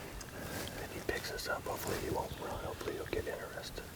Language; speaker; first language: English; native; English